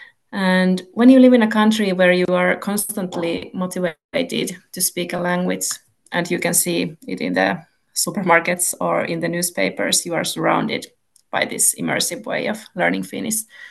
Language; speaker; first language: English; non-native, fluent; Finnish